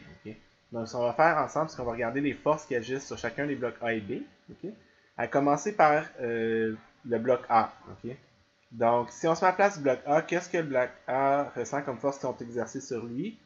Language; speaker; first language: French; native; French